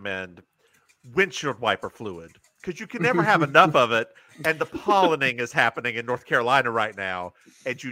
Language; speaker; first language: English; native; English